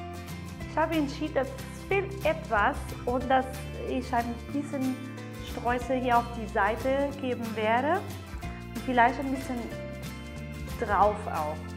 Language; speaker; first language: German; non-native, learner; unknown